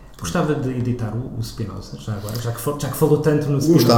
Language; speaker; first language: Portuguese; native; Portuguese